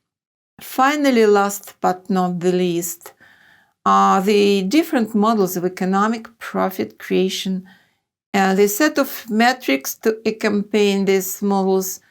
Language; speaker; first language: English; non-native, fluent; Russian